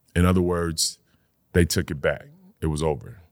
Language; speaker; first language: English; native; English